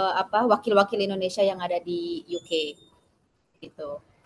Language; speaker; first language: Indonesian; native; Indonesian